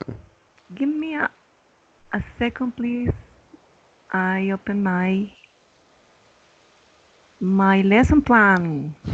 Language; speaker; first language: English; non-native, learner; Spanish